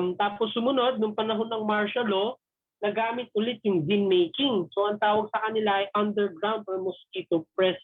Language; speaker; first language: Filipino; native; Filipino